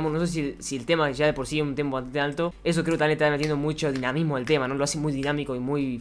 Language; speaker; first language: Spanish; native; Spanish